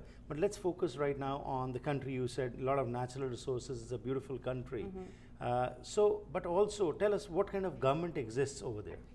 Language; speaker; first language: English; non-native, fluent; Punjabi